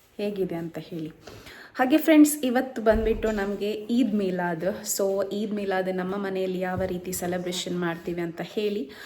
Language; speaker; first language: Kannada; non-native, local second language; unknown